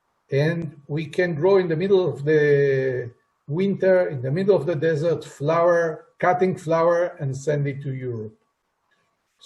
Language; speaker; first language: English; non-native, fluent; Hebrew